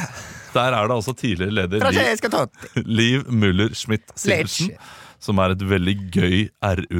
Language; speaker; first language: Norwegian; native; Norwegian